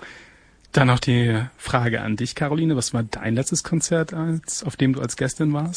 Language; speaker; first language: German; native; German